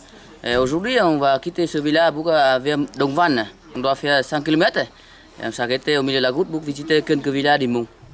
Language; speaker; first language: French; non-native, learner; Vietnamese